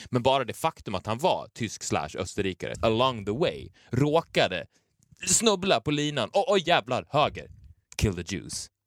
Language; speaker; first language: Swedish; native; Swedish